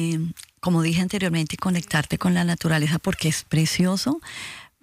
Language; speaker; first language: Spanish; native; Spanish